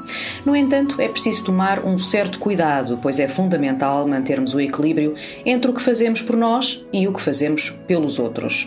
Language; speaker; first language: Portuguese; native; Portuguese